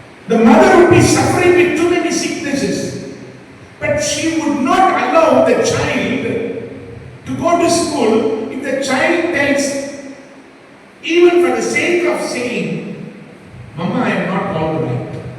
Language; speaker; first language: English; non-native, local second language; Tamil